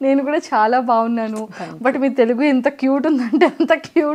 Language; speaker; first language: Telugu; native; Telugu